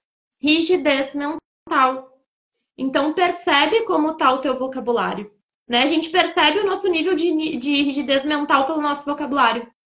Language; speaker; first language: Portuguese; native; Portuguese